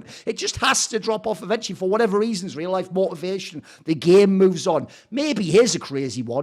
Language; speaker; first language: English; native; English